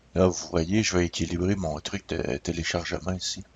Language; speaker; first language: French; native; French